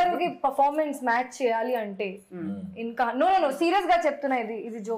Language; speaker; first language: Telugu; non-native, learner; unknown